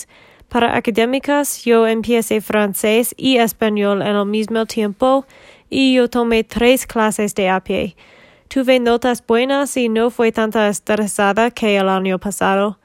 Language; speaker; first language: Spanish; non-native, learner; English